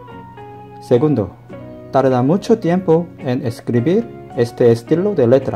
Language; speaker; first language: Spanish; non-native, learner; Korean